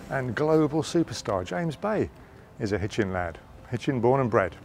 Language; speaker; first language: English; native; English